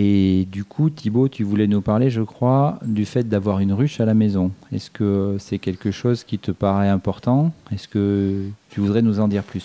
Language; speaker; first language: French; native; French